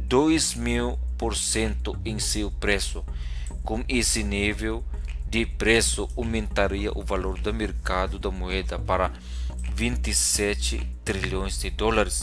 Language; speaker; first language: Portuguese; non-native, fluent; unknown